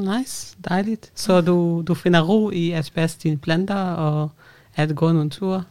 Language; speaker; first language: Danish; non-native, fluent; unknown